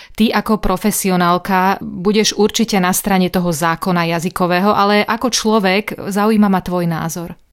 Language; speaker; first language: Slovak; native; Slovak